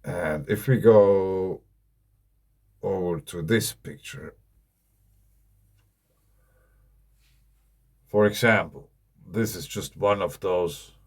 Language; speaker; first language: English; non-native, fluent; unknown